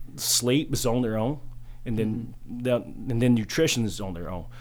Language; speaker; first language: English; early bilingual, other home language; Chinese